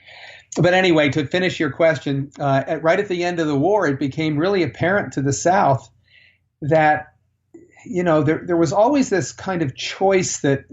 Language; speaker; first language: English; native; English